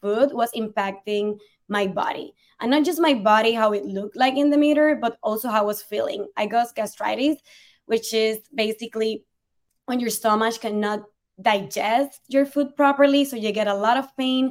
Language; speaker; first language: English; non-native, fluent; Spanish